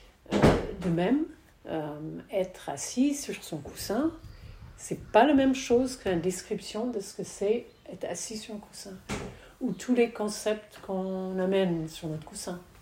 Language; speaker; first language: French; native; French